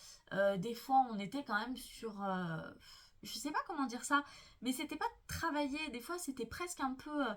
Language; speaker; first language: French; native; French